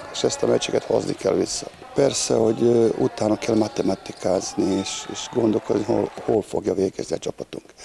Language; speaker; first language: Hungarian; non-native, learner; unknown